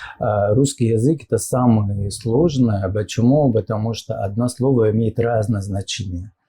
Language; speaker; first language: Russian; non-native, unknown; Arabic